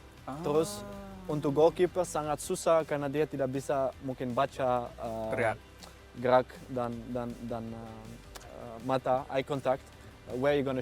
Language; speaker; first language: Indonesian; non-native, fluent; Dutch